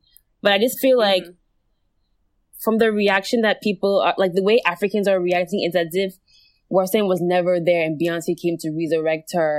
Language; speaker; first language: English; non-native, local second language; Akan